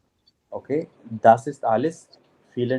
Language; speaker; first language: German; non-native, fluent; Hindi